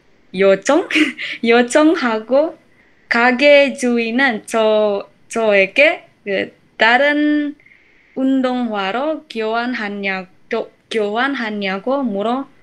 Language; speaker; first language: Korean; non-native, learner; Indonesian